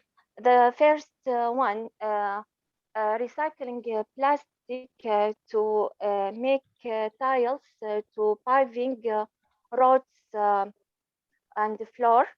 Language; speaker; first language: English; non-native, learner; Arabic